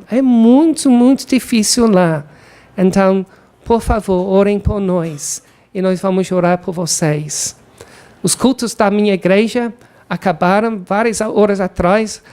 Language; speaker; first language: Portuguese; non-native, fluent; English